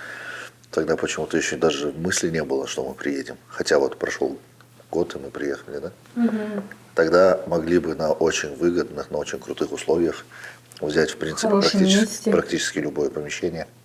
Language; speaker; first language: Russian; native; Russian